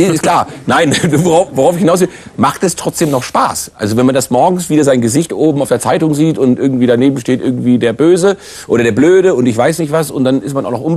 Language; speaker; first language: German; native; German